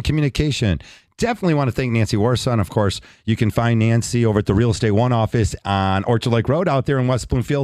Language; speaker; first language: English; native; English